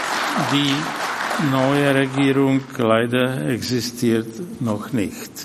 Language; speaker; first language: German; non-native, fluent; Czech